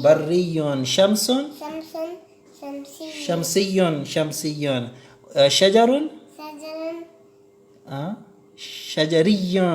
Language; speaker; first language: Arabic; non-native, fluent; Urdu